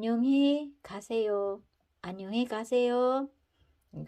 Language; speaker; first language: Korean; non-native, fluent; Filipino